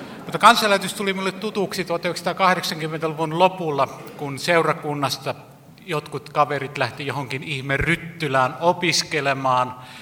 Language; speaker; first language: Finnish; native; Finnish